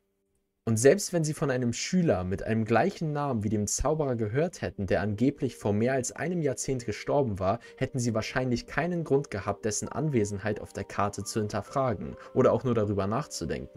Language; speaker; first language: German; native; German